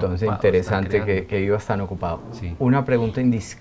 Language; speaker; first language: Spanish; native; Spanish